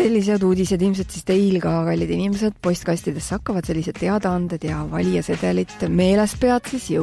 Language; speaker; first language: Estonian; native; Estonian